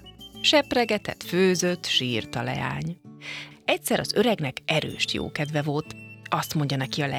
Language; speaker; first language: Hungarian; native; Hungarian